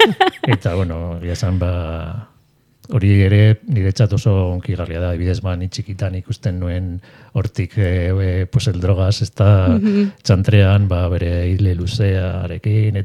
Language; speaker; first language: Basque; non-native, local second language; Spanish